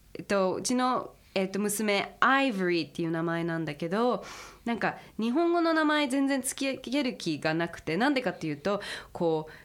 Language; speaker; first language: Japanese; early bilingual, heritage; Japanese